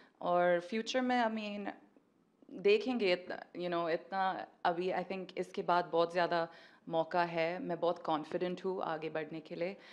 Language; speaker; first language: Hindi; early bilingual, heritage; Hindi